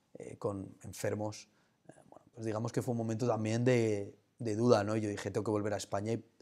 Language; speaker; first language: Spanish; native; Spanish